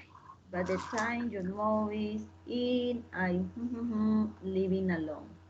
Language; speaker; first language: English; non-native, learner; Spanish